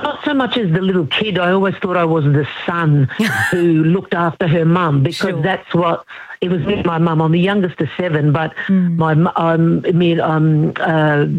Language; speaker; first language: English; native; English